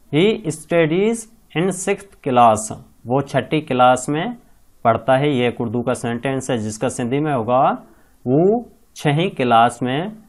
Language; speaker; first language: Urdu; non-native, local second language; Sindhi